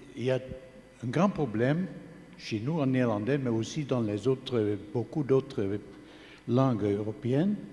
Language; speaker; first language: French; non-native, fluent; Dutch